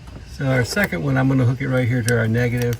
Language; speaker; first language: English; native; English